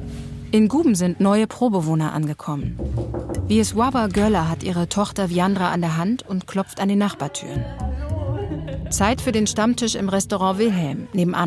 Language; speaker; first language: German; native; German